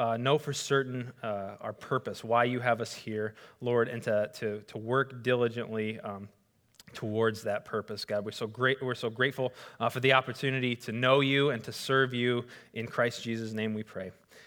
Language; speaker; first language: English; native; English